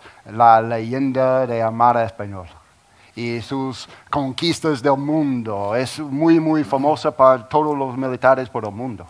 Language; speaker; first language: Spanish; non-native, learner; English